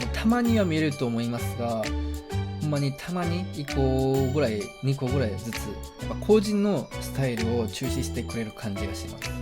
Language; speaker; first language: Japanese; non-native, fluent; Korean